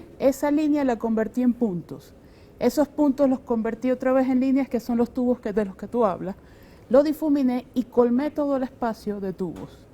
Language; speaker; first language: Spanish; native; Spanish